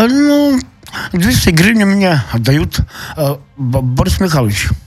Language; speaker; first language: Russian; non-native, local second language; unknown